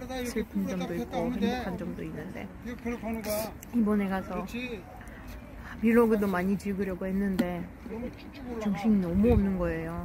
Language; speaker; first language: Korean; non-native, fluent; Russian